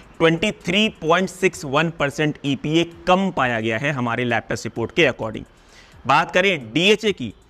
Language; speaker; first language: Hindi; non-native, local second language; Punjabi